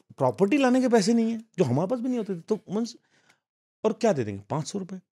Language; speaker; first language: Hindi; native; Hindi